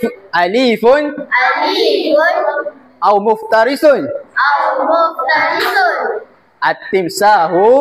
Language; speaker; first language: Arabic; non-native, learner; Malay